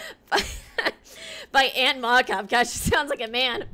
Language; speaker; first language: English; native; English